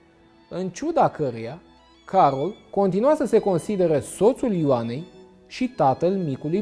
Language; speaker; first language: Romanian; native; Romanian